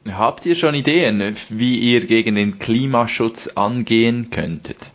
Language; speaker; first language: German; native; German